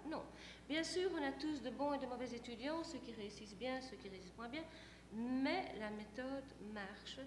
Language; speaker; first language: French; native; French